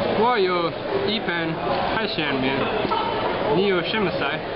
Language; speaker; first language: Chinese; non-native, learner; English